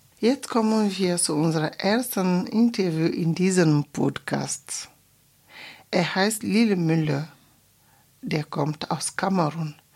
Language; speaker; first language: German; non-native, fluent; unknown